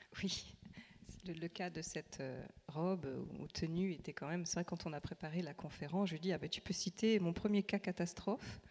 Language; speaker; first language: French; native; French